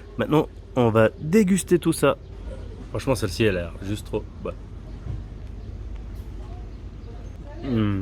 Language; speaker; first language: French; native; French